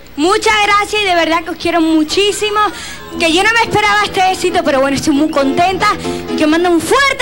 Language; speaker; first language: Spanish; native; Spanish